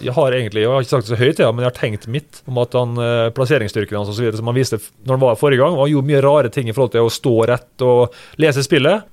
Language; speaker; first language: Norwegian; native; Norwegian